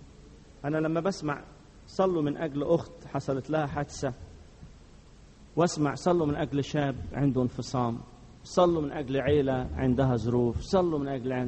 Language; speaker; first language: Arabic; native; Arabic